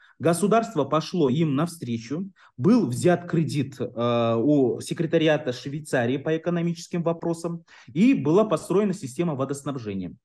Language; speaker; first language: Russian; non-native, local second language; Kyrgyz